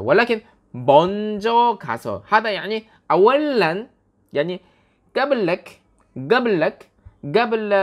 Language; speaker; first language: Arabic; non-native, fluent; Korean